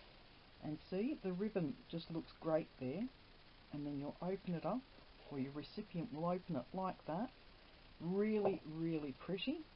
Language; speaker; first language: English; native; English